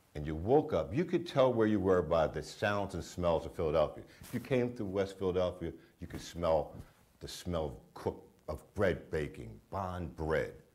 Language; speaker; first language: English; native; English